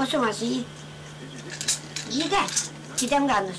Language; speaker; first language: Turkish; native; Turkish